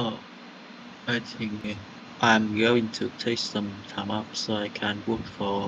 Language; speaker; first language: English; non-native, learner; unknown